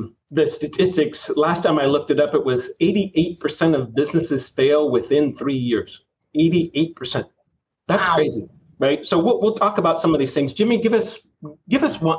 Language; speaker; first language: English; native; English